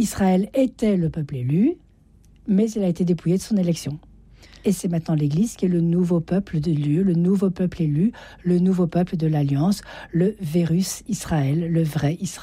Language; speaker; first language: French; native; French